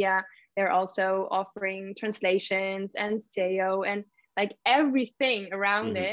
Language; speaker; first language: English; non-native, fluent; German